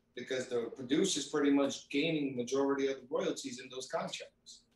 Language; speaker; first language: English; native; English